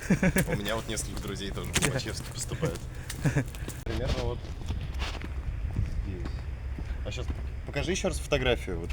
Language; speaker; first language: Russian; native; Russian